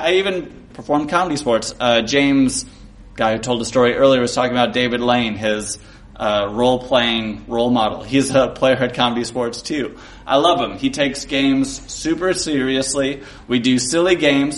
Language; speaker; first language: English; native; English